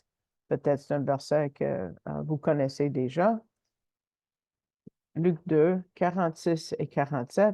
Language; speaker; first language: French; native; French